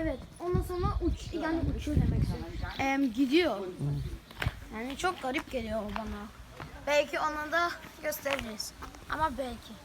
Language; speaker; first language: Turkish; early bilingual, heritage; Turkish